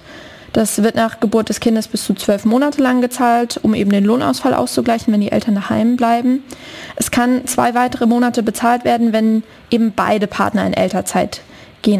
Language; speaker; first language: German; native; German